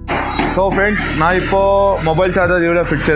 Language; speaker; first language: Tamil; non-native, learner; Malayalam